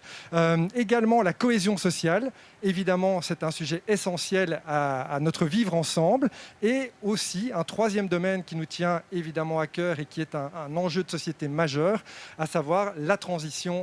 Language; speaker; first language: French; native; French